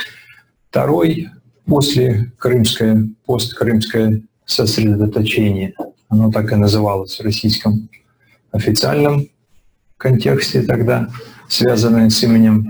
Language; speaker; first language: Russian; native; Russian